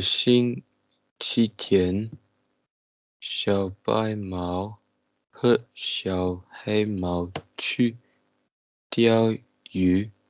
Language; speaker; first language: Chinese; non-native, learner; Tibetan